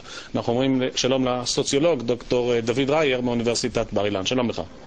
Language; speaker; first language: Hebrew; native; Hebrew